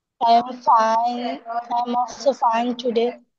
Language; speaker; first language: English; non-native, learner; Bangla